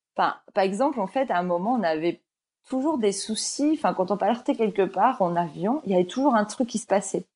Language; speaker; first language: French; early bilingual, other home language; Georgian